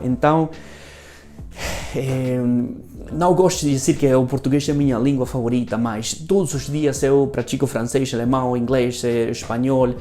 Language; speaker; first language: Portuguese; non-native, fluent; Spanish